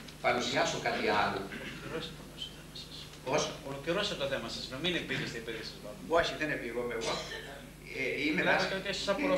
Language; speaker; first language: Greek; native; Greek